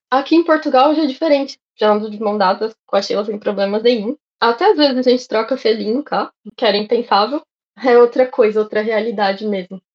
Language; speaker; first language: Portuguese; native; Portuguese